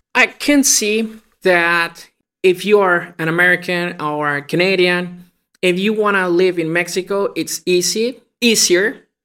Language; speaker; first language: English; non-native, fluent; Spanish